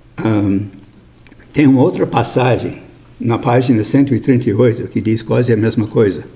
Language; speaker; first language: Portuguese; non-native, fluent; English